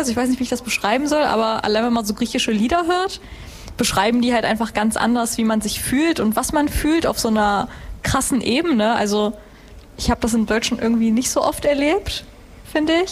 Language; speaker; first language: German; early bilingual, other home language; Greek